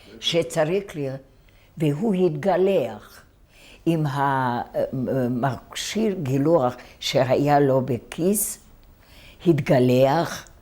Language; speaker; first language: Hebrew; non-native, fluent; Hungarian